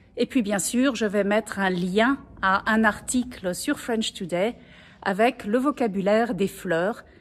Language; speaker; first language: French; native; French